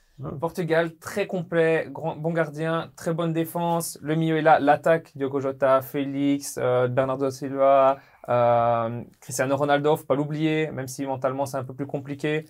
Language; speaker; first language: French; native; French